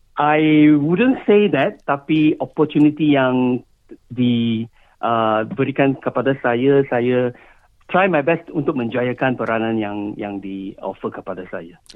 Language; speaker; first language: Malay; non-native, local second language; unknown